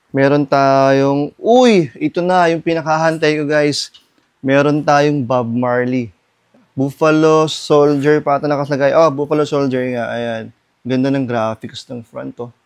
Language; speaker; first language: Filipino; non-native, local second language; Iloko